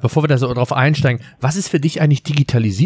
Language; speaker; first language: German; native; German